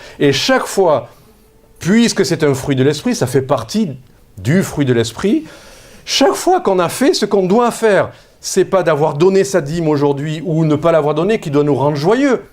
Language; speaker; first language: French; native; French